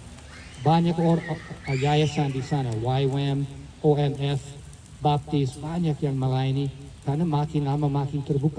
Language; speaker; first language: Indonesian; non-native, fluent; English